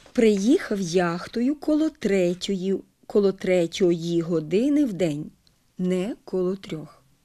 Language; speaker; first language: Ukrainian; native; Ukrainian